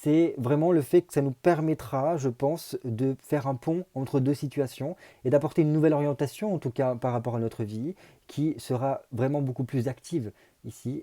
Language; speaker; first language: French; native; French